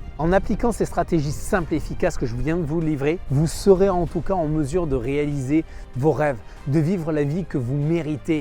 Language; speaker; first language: French; native; French